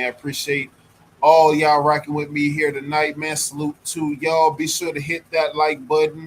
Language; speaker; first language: English; native; English